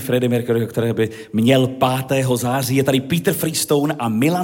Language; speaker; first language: Czech; native; Czech